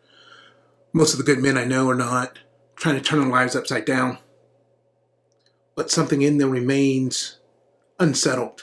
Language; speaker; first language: English; native; English